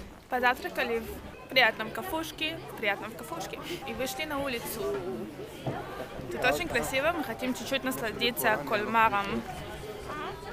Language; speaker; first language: Russian; early bilingual, heritage; Russian